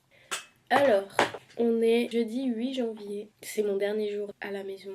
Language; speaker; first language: French; native; French